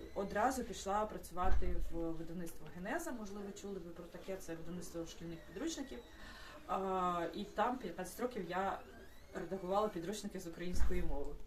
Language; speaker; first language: Ukrainian; non-native, local second language; Russian